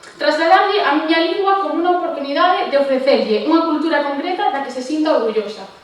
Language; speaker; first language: Galician; non-native, local second language; Spanish